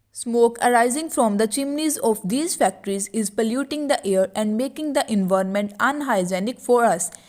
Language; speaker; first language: English; non-native, local second language; Punjabi